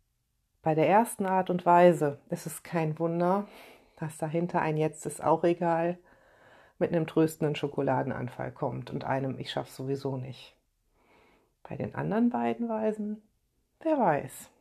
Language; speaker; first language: German; native; German